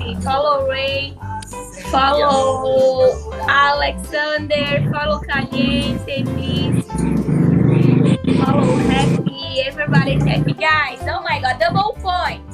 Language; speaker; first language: English; non-native, learner; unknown